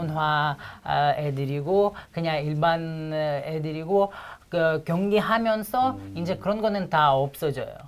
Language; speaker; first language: Korean; non-native, fluent; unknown